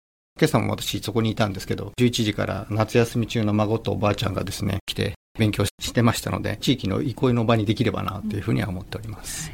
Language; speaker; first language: Japanese; native; Japanese